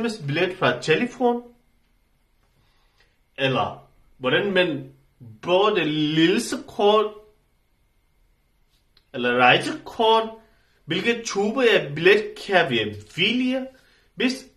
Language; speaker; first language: Danish; non-native, learner; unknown